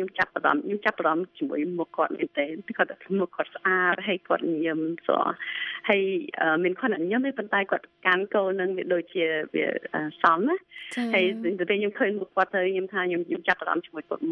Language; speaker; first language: Khmer; early bilingual, other home language; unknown